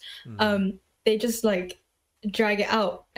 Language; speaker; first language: English; native; English